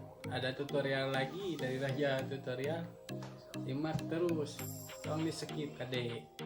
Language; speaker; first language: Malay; non-native, local second language; Sundanese